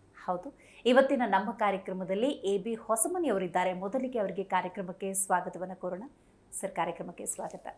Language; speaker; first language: Kannada; native; Kannada